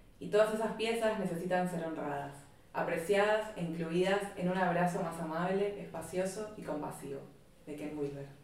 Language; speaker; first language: Spanish; native; Spanish